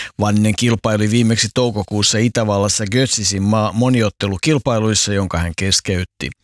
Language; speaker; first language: Finnish; native; Finnish